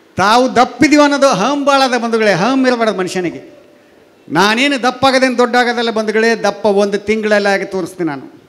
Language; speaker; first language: Kannada; native; Kannada